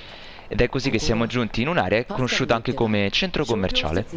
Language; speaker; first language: Italian; native; Italian